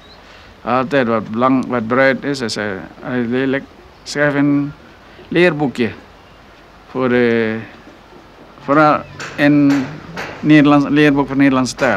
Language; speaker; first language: Dutch; non-native, local second language; Minangkabau